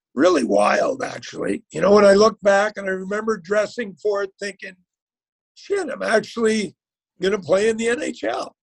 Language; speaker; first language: English; native; English